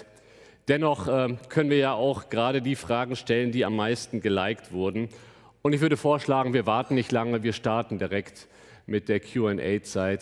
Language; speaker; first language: German; native; German